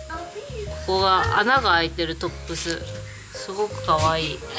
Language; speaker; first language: Japanese; native; Japanese